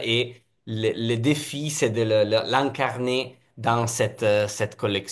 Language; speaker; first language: French; non-native, fluent; Italian